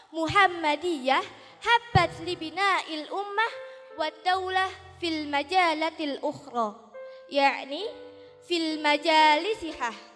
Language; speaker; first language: Arabic; non-native, learner; Indonesian